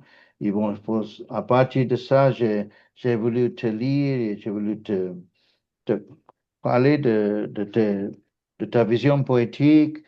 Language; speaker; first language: French; non-native, fluent; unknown